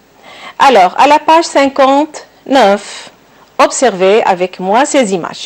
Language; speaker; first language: French; non-native, local second language; Arabic